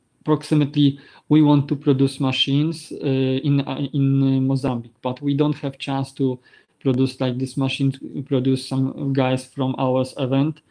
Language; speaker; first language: English; non-native, learner; Polish